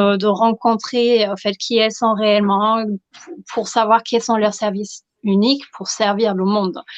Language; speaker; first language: French; non-native, fluent; German